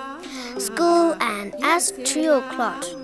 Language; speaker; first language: English; non-native, learner; Burmese